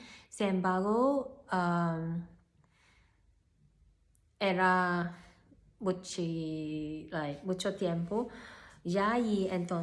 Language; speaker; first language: Spanish; non-native, learner; Cantonese